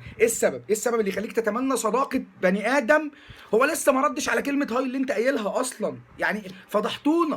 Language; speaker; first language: Arabic; native; Arabic